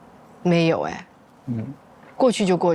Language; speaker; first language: Chinese; native; Chinese